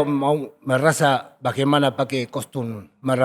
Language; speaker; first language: Indonesian; non-native, fluent; Spanish